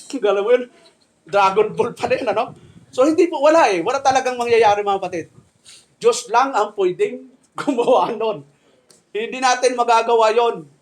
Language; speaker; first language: Filipino; native; Filipino